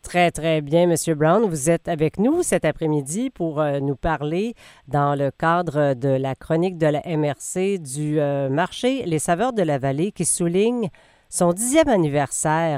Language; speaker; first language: French; native; French